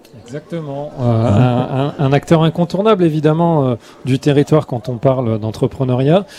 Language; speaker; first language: French; native; French